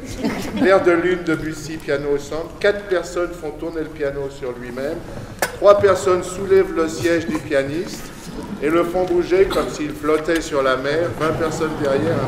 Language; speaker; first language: French; native; French